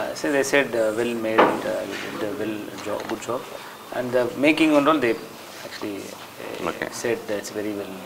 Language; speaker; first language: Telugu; non-native, learner; Tamil